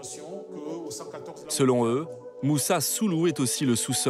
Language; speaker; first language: French; native; French